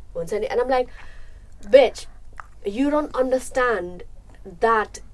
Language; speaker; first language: English; non-native, local second language; Nepali